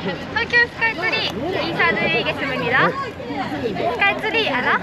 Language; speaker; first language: Korean; non-native, learner; Japanese